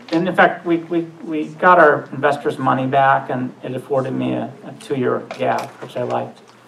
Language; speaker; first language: English; native; English